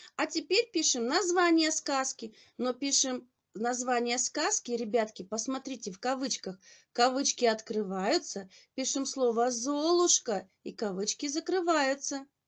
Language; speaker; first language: Russian; native; Russian